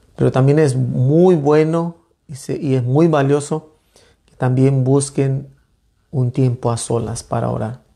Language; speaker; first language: Spanish; native; Spanish